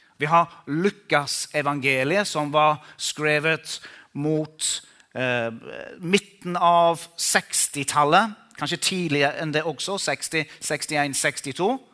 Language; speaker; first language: Norwegian; non-native, fluent; English